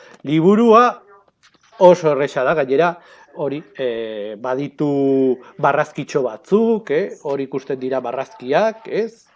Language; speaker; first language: Basque; non-native, local second language; Spanish